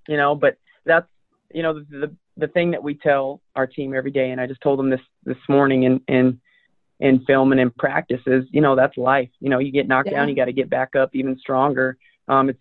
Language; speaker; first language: English; native; English